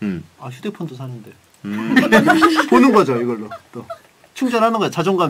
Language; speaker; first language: Korean; native; Korean